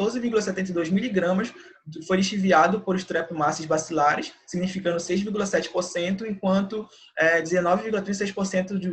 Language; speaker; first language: Portuguese; native; Portuguese